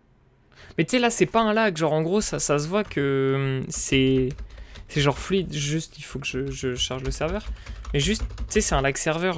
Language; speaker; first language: French; native; French